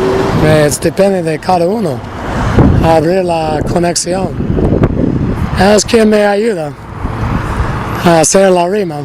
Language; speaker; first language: Spanish; non-native, learner; English